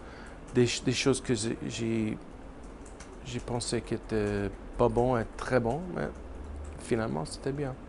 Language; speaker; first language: French; non-native, learner; English